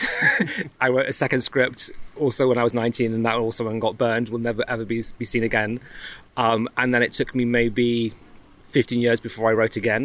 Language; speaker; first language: English; native; English